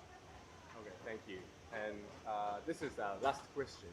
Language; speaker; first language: English; non-native, learner; Japanese